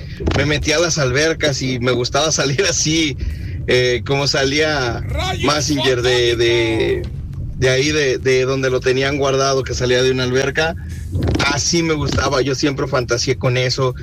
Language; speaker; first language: Spanish; native; Spanish